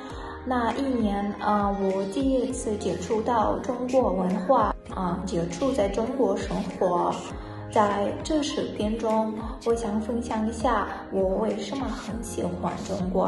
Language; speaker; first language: Chinese; non-native, learner; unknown